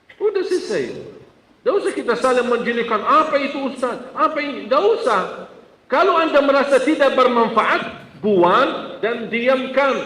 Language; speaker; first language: Malay; non-native, fluent; Arabic